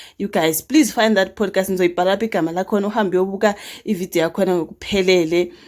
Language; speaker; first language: Zulu; native; Zulu